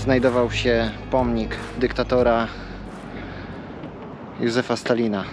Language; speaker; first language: Polish; native; Polish